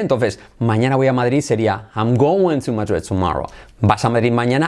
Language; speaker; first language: Spanish; native; Spanish